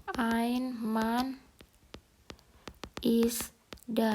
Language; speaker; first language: German; non-native, learner; Indonesian